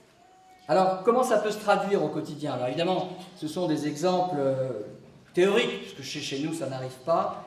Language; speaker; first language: French; native; French